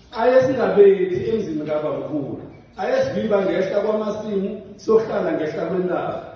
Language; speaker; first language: Zulu; non-native, local second language; South Ndebele